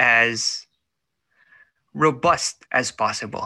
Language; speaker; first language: English; non-native, local second language; Filipino